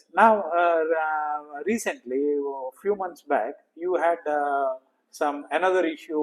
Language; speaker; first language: English; non-native, local second language; Kannada